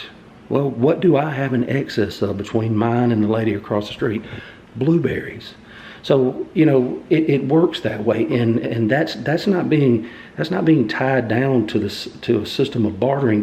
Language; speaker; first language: English; native; English